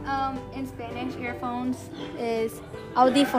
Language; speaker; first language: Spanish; early bilingual, heritage; Spanish